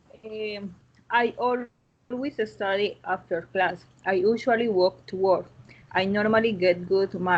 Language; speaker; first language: English; non-native, learner; Spanish